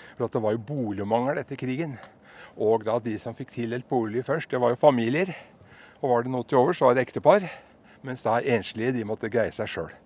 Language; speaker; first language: Norwegian; native; Norwegian